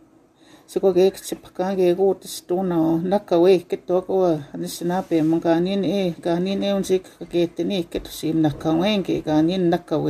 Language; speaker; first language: English; non-native, local second language; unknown